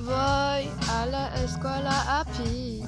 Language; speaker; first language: Spanish; non-native, learner; French